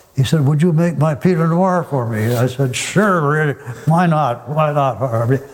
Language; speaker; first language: English; native; English